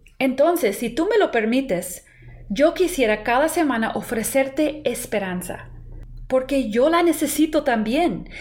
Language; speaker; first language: Spanish; non-native, fluent; English